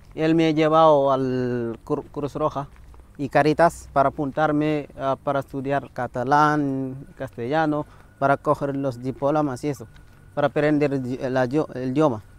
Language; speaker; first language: Spanish; non-native, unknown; Wolof